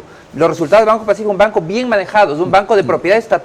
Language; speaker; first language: Spanish; native; Spanish